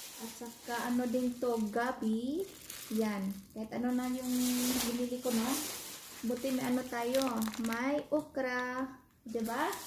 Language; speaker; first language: Filipino; non-native, local second language; Cebuano